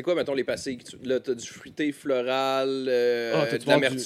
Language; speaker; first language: French; native; French